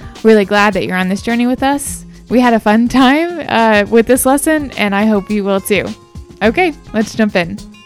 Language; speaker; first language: English; native; English